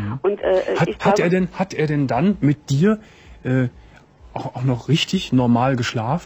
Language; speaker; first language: German; native; German